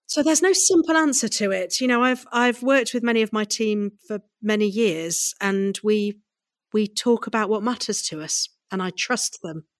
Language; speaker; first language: English; native; English